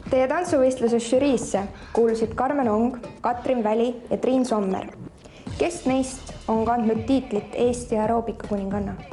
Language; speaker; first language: Estonian; native; Estonian